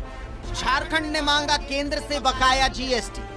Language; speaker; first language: Hindi; native; Hindi